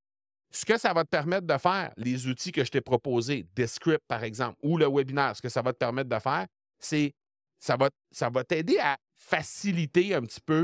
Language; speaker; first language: French; native; French